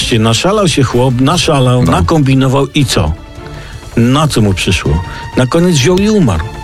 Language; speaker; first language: Polish; native; Polish